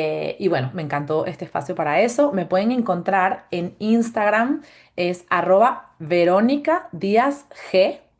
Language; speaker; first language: Spanish; native; Spanish